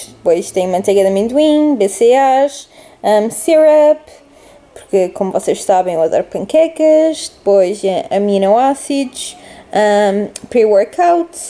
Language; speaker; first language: Portuguese; early bilingual, heritage; Portuguese